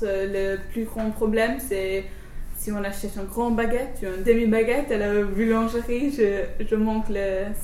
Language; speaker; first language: French; non-native, fluent; English